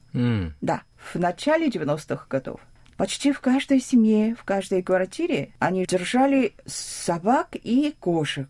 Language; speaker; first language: Russian; non-native, fluent; Korean